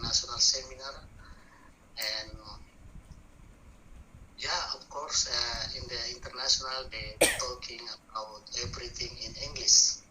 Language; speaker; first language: English; non-native, learner; Buginese